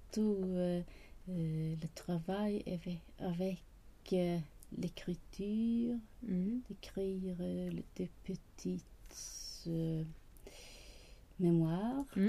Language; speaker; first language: French; non-native, learner; Swedish